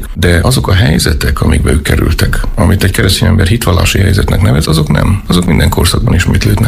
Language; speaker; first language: Hungarian; native; Hungarian